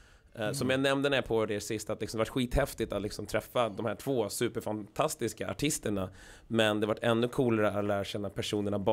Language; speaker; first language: Swedish; native; Swedish